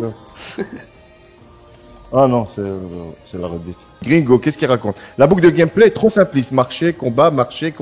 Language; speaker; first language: French; native; French